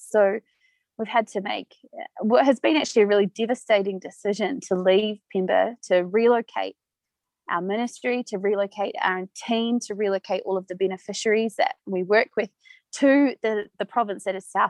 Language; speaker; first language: English; native; English